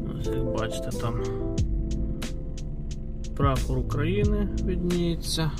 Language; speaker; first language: Ukrainian; native; Ukrainian